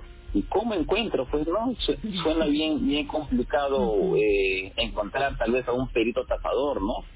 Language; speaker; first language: Spanish; native; Spanish